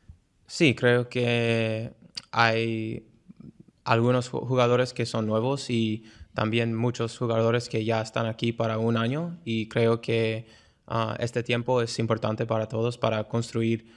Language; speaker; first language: Spanish; non-native, fluent; English